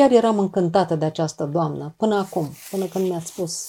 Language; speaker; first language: Romanian; native; Romanian